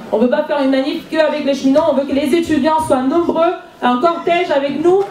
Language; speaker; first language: French; non-native, fluent; Spanish